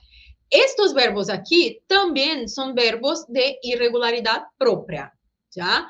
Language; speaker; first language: Spanish; non-native, fluent; Portuguese